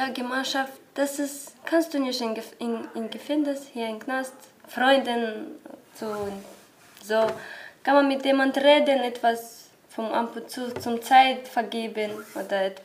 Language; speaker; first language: German; non-native, learner; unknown